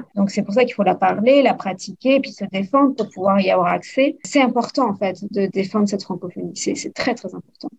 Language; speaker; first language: French; native; French